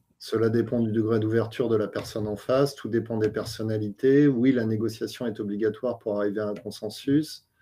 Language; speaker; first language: French; native; French